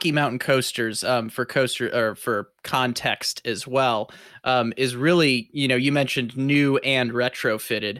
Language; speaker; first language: English; native; English